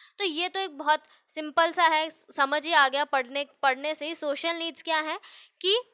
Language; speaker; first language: Hindi; native; Hindi